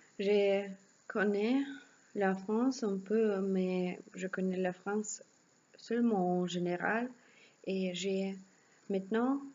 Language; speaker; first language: French; non-native, learner; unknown